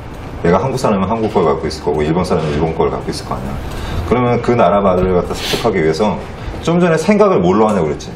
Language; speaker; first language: Korean; early bilingual, heritage; Korean